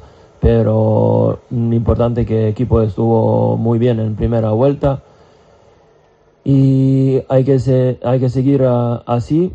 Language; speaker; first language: Spanish; non-native, fluent; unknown